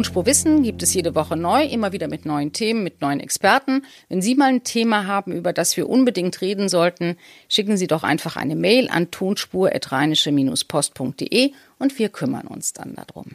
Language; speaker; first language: German; native; German